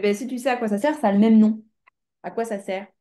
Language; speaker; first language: French; native; French